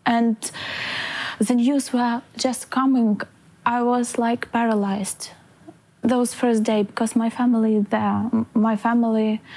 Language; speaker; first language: English; non-native, fluent; Ukrainian